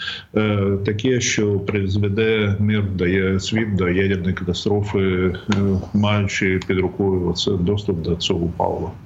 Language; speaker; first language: Ukrainian; native; Ukrainian